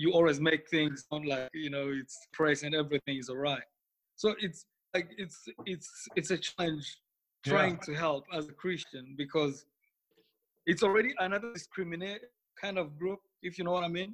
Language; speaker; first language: English; non-native, local second language; Kinyarwanda